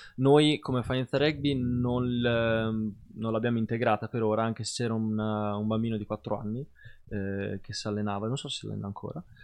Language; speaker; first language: Italian; native; Italian